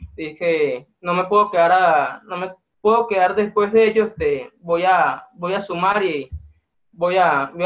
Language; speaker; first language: Spanish; native; Spanish